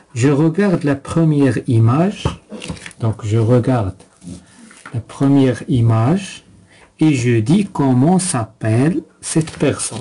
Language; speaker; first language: French; non-native, local second language; Arabic